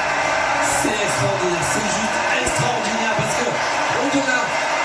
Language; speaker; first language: French; native; French